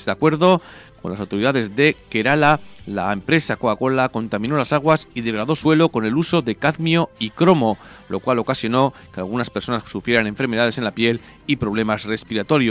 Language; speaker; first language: Spanish; native; Spanish